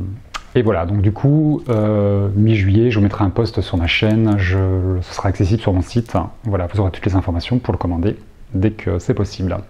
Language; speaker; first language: French; native; French